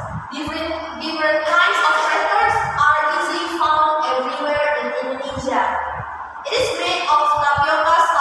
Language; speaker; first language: English; non-native, local second language; Indonesian